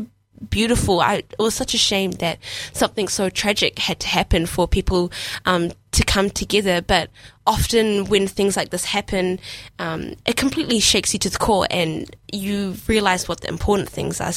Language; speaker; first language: English; non-native, local second language; Somali